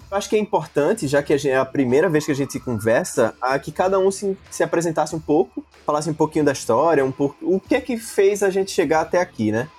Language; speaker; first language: Portuguese; native; Portuguese